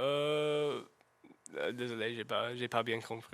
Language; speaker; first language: French; non-native, learner; English